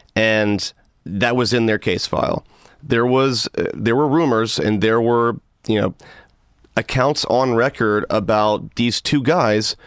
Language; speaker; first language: English; native; English